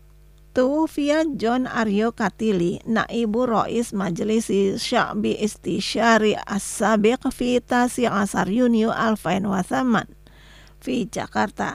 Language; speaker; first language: Arabic; non-native, fluent; Indonesian